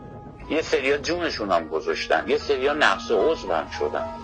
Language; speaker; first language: Persian; native; Persian